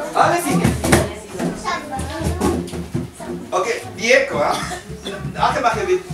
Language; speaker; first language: German; non-native, learner; Spanish